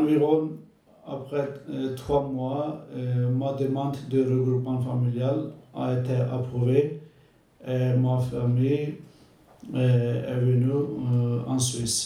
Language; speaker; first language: French; non-native, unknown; Turkish